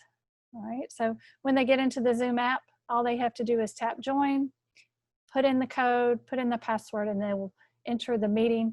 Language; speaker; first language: English; native; English